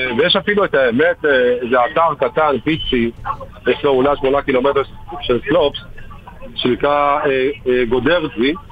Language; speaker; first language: Hebrew; early bilingual, other home language; Georgian